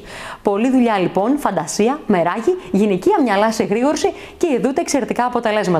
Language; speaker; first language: Greek; native; Greek